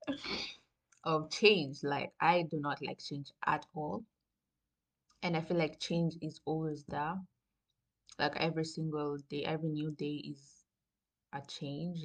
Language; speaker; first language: English; non-native, local second language; Swahili